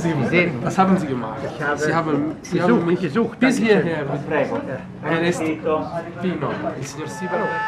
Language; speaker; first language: German; non-native, fluent; Italian